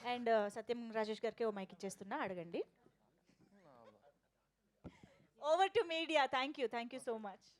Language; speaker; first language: Telugu; native; Telugu